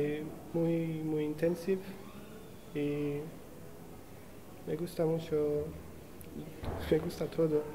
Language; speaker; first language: Spanish; non-native, learner; English